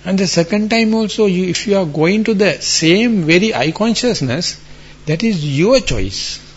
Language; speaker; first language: English; non-native, local second language; Sinhala